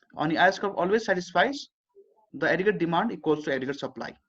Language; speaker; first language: English; non-native, local second language; Nepali